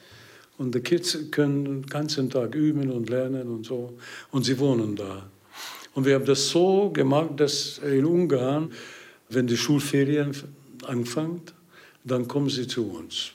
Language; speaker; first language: German; non-native, learner; Hungarian